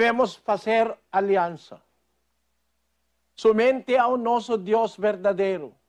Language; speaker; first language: Portuguese; non-native, fluent; Filipino